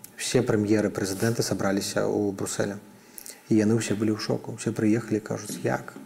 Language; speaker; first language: Belarusian; native; Belarusian